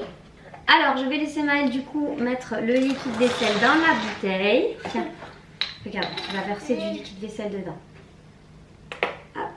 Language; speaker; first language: French; native; French